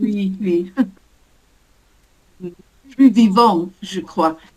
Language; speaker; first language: French; non-native, learner; German